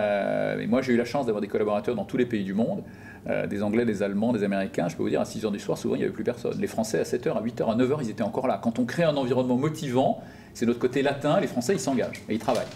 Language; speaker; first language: French; native; French